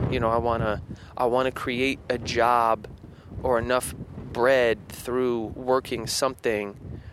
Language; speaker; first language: English; native; English